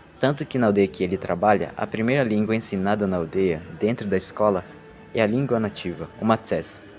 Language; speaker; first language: Portuguese; non-native, local second language; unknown